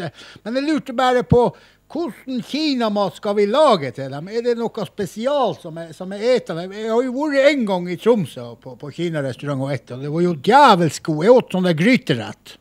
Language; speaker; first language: Norwegian; native; Norwegian